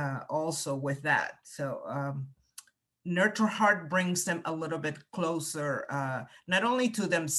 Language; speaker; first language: English; non-native, fluent; Spanish